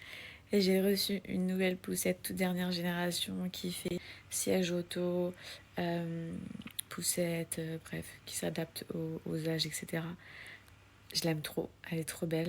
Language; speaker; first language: French; native; French